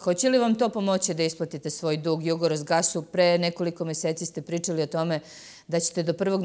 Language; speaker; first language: Serbian; native; Serbian